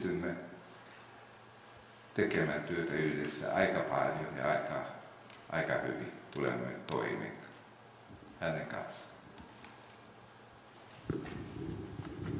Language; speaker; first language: Finnish; non-native, fluent; Romanian